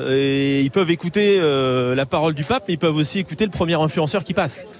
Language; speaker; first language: French; native; French